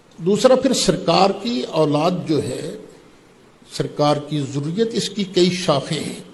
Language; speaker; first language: Urdu; non-native, local second language; Punjabi